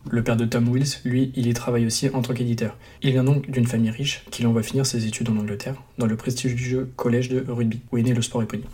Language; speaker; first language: French; native; French